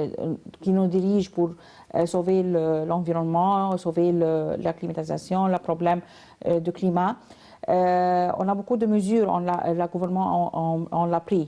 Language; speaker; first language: French; non-native, learner; Arabic